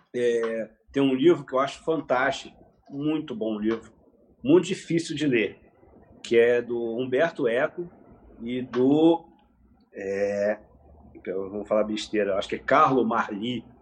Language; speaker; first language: Portuguese; native; Portuguese